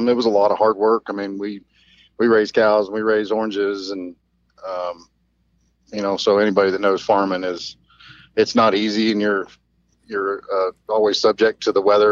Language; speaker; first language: English; native; English